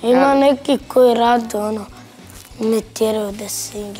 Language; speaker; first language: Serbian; non-native, local second language; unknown